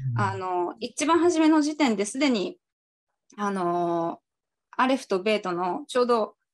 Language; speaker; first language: Japanese; native; Japanese